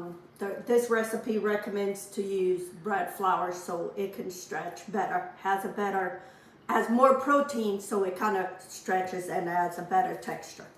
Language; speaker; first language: English; non-native, fluent; Portuguese